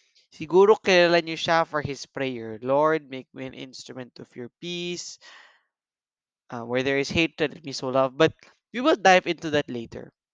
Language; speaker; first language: English; non-native, local second language; Filipino